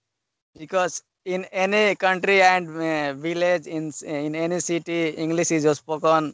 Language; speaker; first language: English; non-native, learner; Hindi